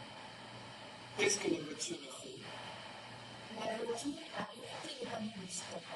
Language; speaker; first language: French; non-native, learner; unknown